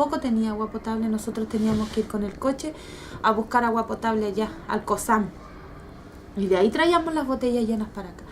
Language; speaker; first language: Spanish; native; Spanish